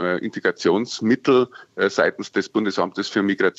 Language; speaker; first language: German; native; German